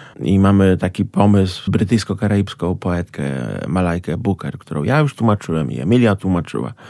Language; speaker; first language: Polish; native; Polish